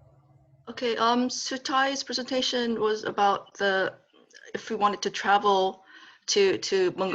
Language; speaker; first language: English; non-native, learner; Korean